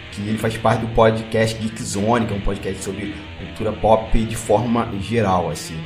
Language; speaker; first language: Portuguese; native; Portuguese